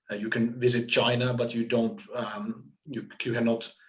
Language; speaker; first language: English; non-native, fluent; Finnish